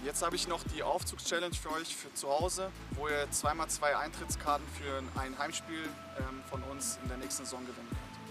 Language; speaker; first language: German; native; German